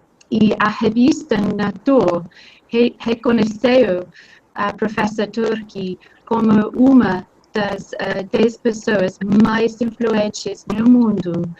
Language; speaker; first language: Portuguese; non-native, fluent; English